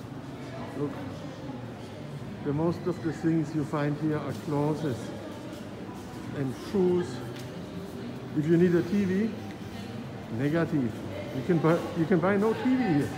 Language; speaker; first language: English; non-native, learner; German